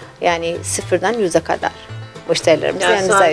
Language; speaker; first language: Turkish; non-native, fluent; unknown